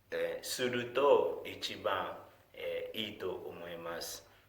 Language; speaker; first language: Japanese; non-native, fluent; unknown